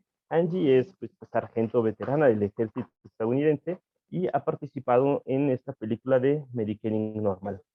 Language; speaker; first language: Spanish; native; Spanish